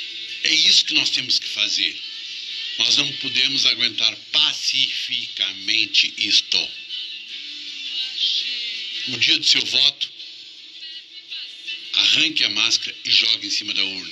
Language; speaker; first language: Portuguese; native; Portuguese